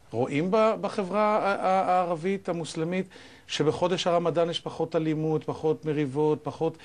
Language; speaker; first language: Hebrew; native; Hebrew